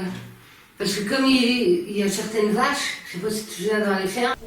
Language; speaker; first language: French; native; French